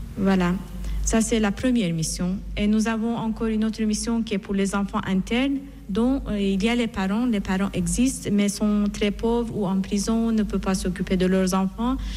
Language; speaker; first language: French; non-native, fluent; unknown